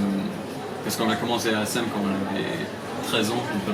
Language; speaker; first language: French; non-native, fluent; English